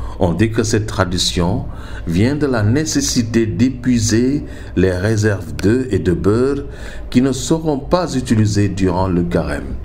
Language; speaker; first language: French; non-native, local second language; Wolof